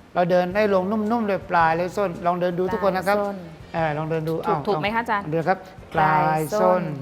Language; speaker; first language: Thai; native; Thai